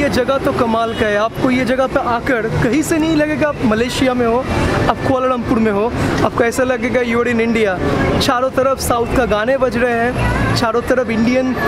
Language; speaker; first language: Hindi; non-native, local second language; Bangla